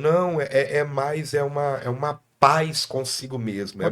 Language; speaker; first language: Portuguese; native; Portuguese